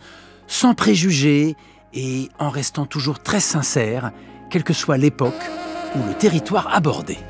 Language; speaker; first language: French; native; French